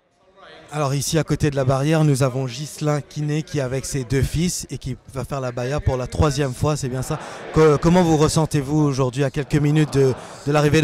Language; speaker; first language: French; native; French